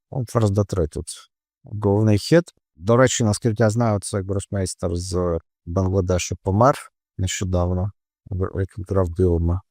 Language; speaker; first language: Ukrainian; non-native, local second language; Russian